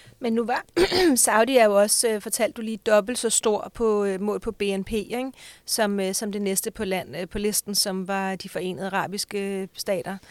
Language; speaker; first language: Danish; native; Danish